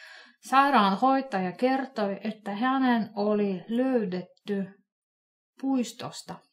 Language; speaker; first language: Finnish; non-native, fluent; Russian